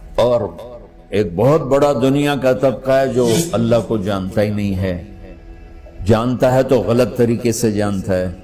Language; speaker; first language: Urdu; non-native, local second language; Punjabi